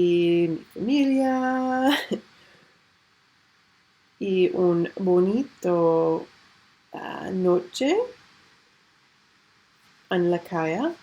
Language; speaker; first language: Spanish; non-native, learner; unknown